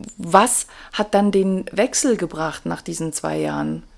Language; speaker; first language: German; native; German